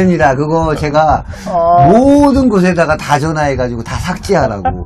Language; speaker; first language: Korean; native; Korean